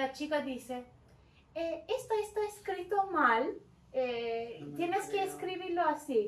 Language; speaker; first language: Spanish; non-native, learner; Turkish